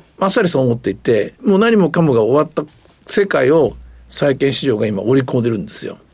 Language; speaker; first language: Japanese; native; Japanese